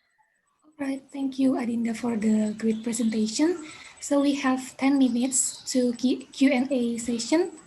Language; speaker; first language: English; non-native, learner; Indonesian